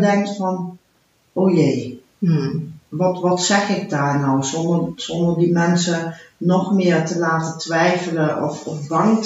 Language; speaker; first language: Dutch; early bilingual, heritage; Dutch